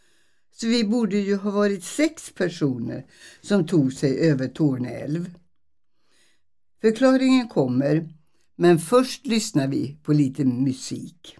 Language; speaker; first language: Swedish; early bilingual, other home language; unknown